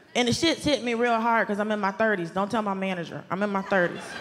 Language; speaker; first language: English; native; English